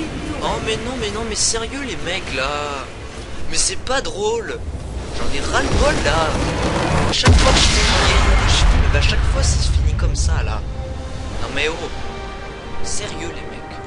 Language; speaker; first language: French; native; French